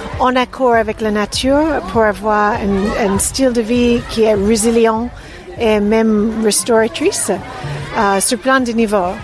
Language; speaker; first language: French; non-native, fluent; English